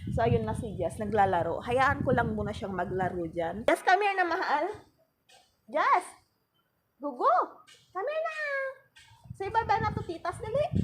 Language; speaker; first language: Filipino; non-native, local second language; Iloko